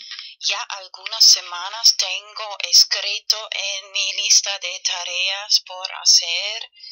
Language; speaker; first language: Spanish; non-native, learner; German